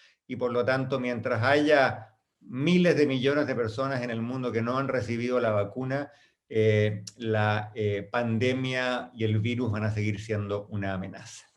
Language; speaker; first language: Spanish; native; Spanish